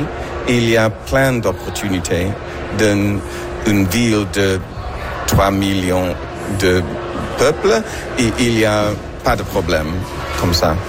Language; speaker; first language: French; non-native, fluent; English